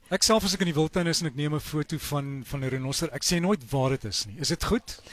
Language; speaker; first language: Afrikaans; native; Afrikaans